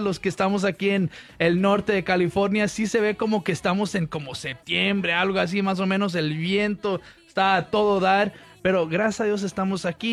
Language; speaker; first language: Spanish; early bilingual, heritage; Spanish